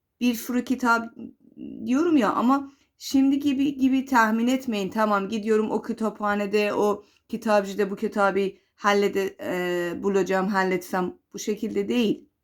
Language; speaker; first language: Turkish; non-native, fluent; Persian